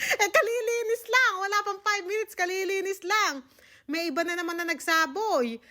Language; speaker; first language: Filipino; native; Filipino